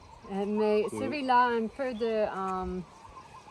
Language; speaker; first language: French; non-native, learner; English